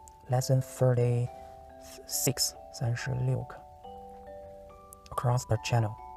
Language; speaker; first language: English; non-native, learner; Chinese